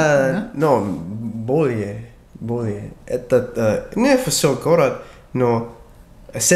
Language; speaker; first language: Russian; non-native, learner; English